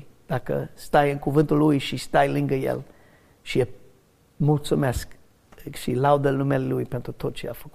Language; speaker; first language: Romanian; non-native, learner; English